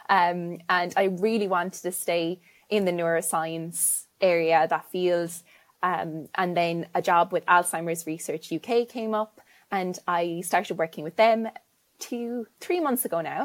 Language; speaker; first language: English; native; English